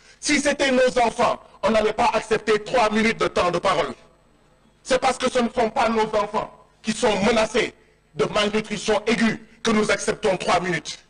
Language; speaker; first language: French; non-native, local second language; Wolof